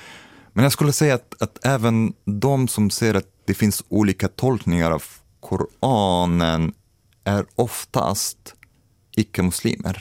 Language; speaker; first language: Swedish; non-native, fluent; Arabic